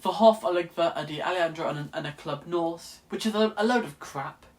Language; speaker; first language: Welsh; non-native, local second language; English